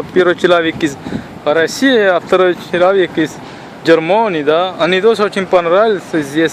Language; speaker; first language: Russian; non-native, learner; Sinhala